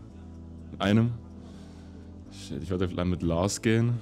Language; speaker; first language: German; native; German